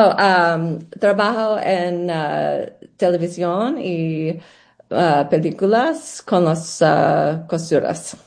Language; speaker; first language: Spanish; non-native, learner; English